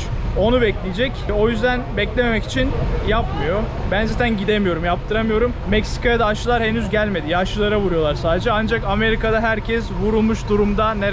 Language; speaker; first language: Turkish; native; Turkish